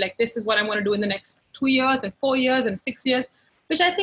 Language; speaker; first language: English; non-native, local second language; Hindi